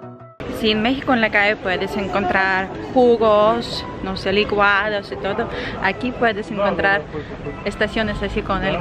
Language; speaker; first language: Spanish; non-native, fluent; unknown